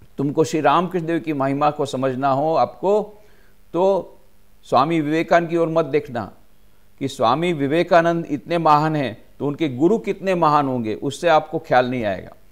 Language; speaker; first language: Hindi; non-native, local second language; Gujarati